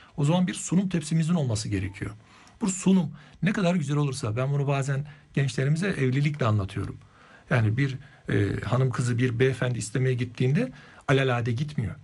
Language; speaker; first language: Turkish; native; Turkish